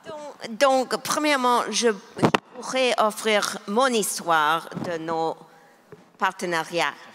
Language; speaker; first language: French; non-native, local second language; English